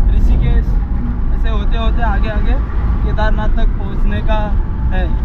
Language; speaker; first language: Hindi; non-native, local second language; Marathi